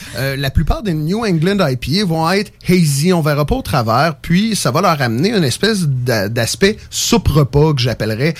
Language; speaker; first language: French; native; French